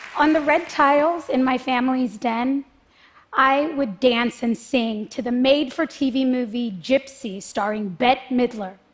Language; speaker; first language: English; native; English